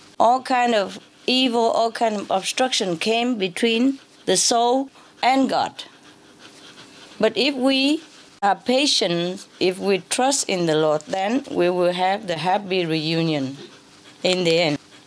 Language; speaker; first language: English; non-native, fluent; Vietnamese